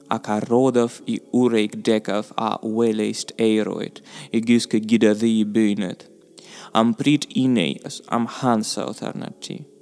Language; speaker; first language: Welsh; non-native, learner; Russian